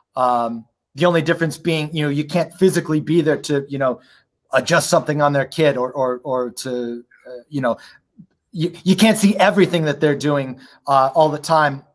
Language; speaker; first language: English; native; English